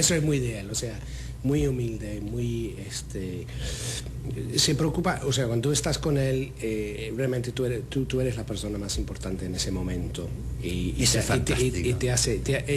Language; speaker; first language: Spanish; non-native, fluent; English